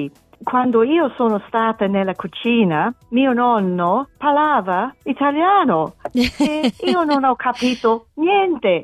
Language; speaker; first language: Italian; non-native, learner; English